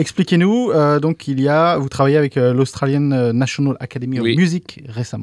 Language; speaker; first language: French; native; French